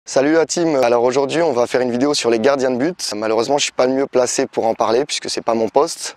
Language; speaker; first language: French; native; French